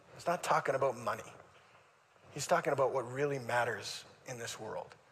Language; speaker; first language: English; native; English